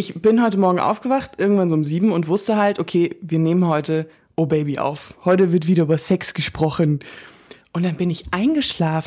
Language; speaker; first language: German; native; German